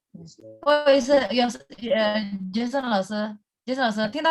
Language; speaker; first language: Chinese; non-native, fluent; Indonesian